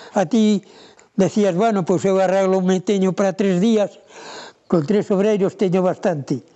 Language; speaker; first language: Galician; native; Galician